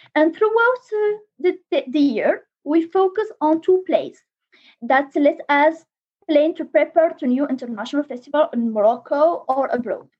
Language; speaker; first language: English; non-native, learner; Arabic